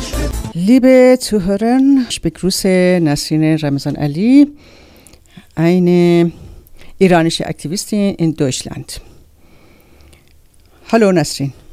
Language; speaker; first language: German; non-native, learner; Persian